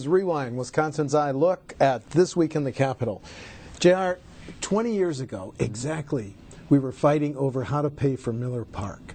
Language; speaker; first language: English; native; English